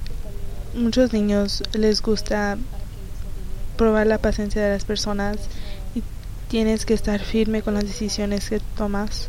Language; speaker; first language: Spanish; early bilingual, heritage; Spanish